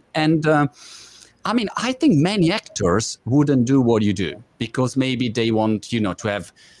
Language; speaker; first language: English; non-native, fluent; Italian